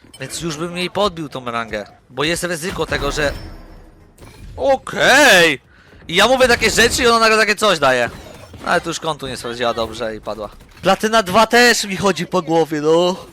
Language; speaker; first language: Polish; native; Polish